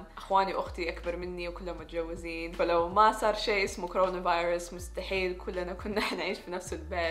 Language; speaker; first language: Arabic; native; Arabic